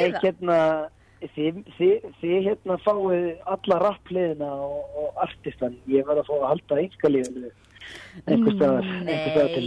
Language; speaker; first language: Icelandic; native; Icelandic